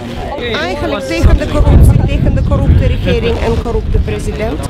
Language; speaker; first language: Dutch; non-native, fluent; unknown